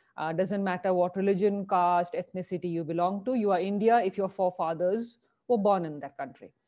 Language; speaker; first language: English; non-native, local second language; Hindi